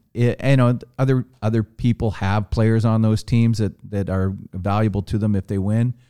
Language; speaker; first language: English; native; English